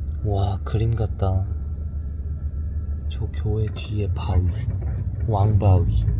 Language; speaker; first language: Korean; native; Korean